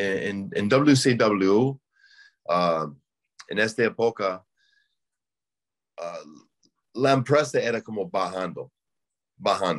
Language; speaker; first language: Spanish; non-native, learner; English